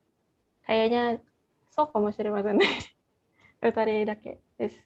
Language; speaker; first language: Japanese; non-native, fluent; Indonesian